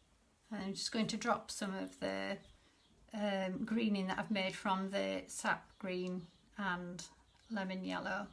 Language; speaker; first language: English; native; English